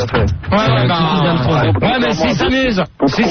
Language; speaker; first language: French; native; French